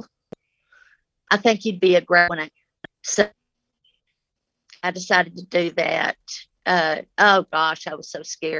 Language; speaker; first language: English; early bilingual, other home language; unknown